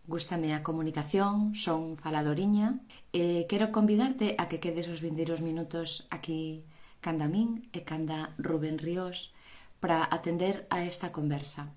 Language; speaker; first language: Galician; native; Galician